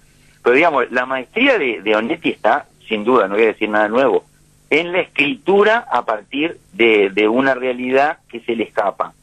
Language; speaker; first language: Spanish; native; Spanish